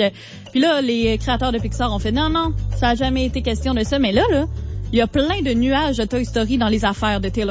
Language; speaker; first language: French; native; French